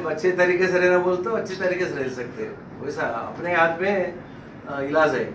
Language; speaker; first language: Hindi; non-native, local second language; Telugu